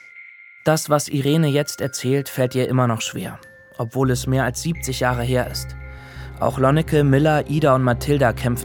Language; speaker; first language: German; native; German